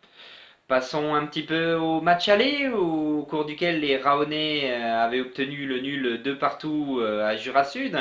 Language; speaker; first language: French; native; French